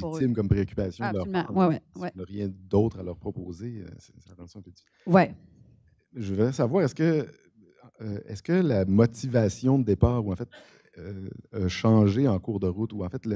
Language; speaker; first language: French; native; French